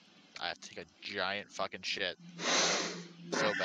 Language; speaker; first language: English; native; English